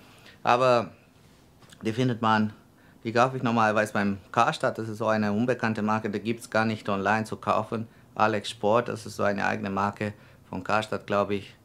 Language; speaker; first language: German; non-native, fluent; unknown